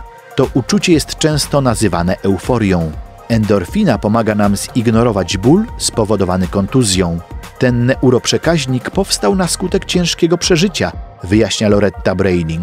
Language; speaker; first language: Polish; native; Polish